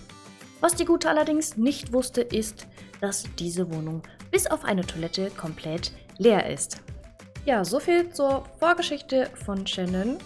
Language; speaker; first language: German; native; German